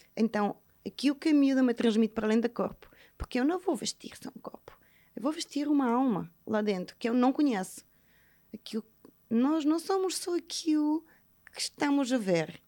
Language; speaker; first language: Portuguese; non-native, fluent; Bulgarian